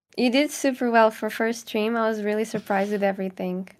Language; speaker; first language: English; non-native, fluent; Portuguese